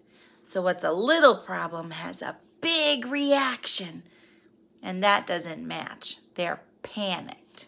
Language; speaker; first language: English; native; English